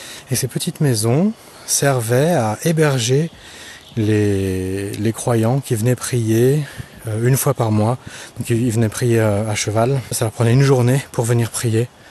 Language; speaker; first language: French; native; French